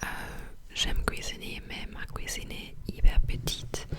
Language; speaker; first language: French; non-native, fluent; English